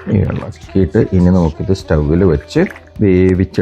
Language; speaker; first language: Malayalam; native; Malayalam